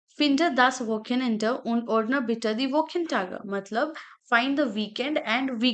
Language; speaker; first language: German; non-native, fluent; Hindi